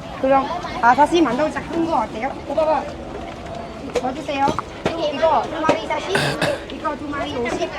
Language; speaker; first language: Korean; non-native, learner; Vietnamese